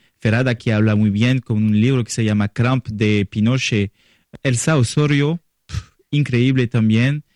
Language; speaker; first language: Spanish; non-native, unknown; French